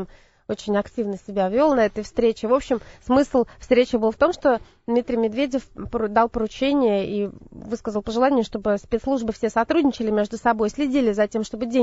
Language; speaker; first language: Russian; native; Russian